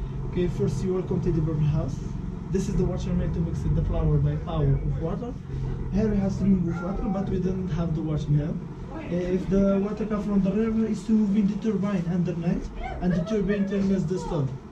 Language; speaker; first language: English; non-native, learner; Berber languages